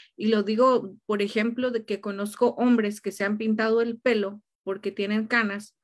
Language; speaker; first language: Spanish; native; Spanish